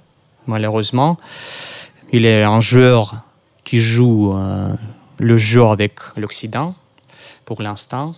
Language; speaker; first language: French; non-native, fluent; Russian